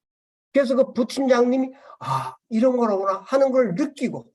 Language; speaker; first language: Korean; native; Korean